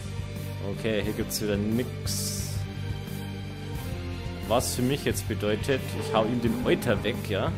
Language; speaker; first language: German; native; German